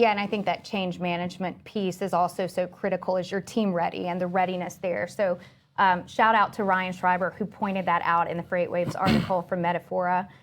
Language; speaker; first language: English; native; English